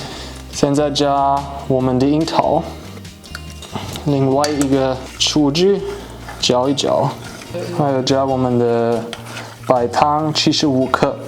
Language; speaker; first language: Chinese; non-native, fluent; German